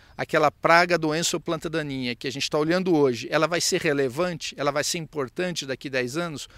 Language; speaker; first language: Portuguese; native; Portuguese